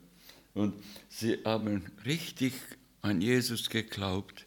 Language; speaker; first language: German; non-native, fluent; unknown